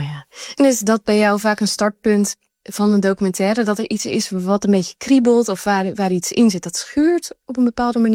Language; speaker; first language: Dutch; native; Dutch